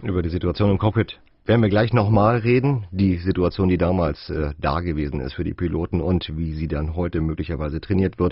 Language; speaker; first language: German; native; German